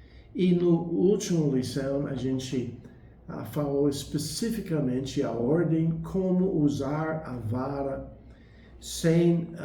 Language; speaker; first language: Portuguese; non-native, fluent; English